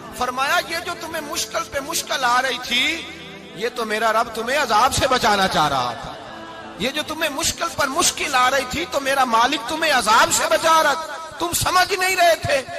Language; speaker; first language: Urdu; non-native, local second language; Punjabi